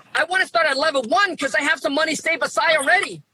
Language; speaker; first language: English; early bilingual, other home language; Vietnamese